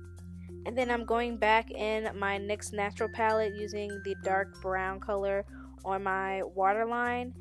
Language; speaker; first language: English; native; English